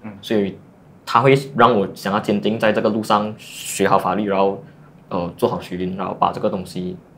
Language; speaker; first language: Chinese; native; Chinese